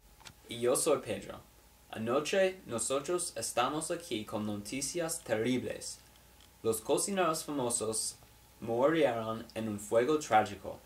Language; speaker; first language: Spanish; non-native, learner; English